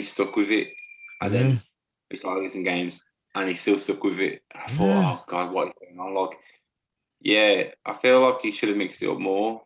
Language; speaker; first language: English; native; English